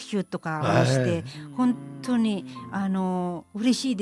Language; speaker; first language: Japanese; non-native, fluent; Filipino